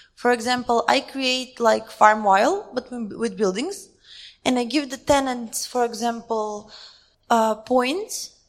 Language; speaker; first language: English; non-native, fluent; Macedonian